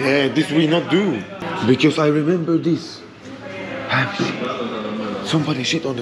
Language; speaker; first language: English; non-native, fluent; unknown